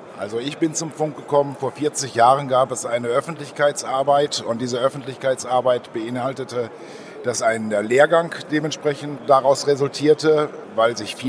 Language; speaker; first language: German; native; German